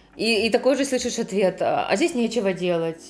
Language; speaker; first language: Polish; non-native, learner; Russian